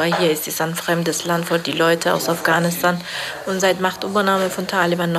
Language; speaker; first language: German; non-native, fluent; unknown